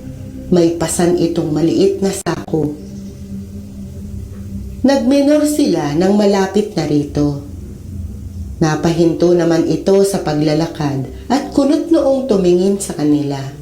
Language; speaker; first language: Filipino; native; Filipino